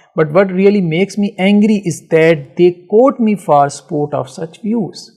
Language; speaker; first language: English; non-native, local second language; Punjabi